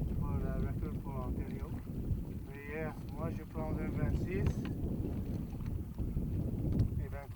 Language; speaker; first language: French; non-native, learner; English